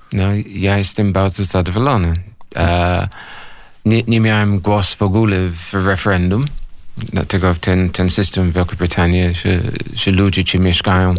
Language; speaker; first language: Polish; non-native, learner; English